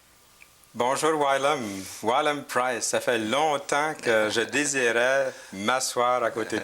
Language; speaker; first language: French; native; French